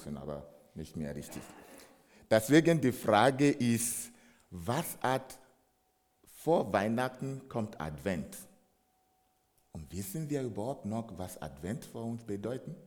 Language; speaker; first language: German; non-native, fluent; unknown